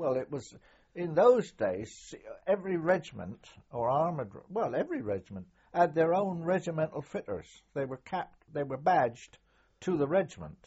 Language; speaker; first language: English; native; English